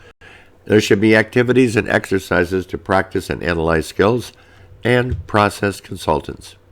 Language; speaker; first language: English; native; English